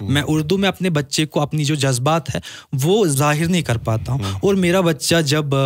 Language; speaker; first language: Urdu; non-native, local second language; Kashmiri